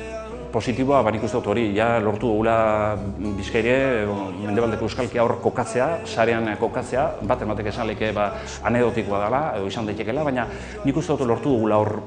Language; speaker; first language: Basque; native; Basque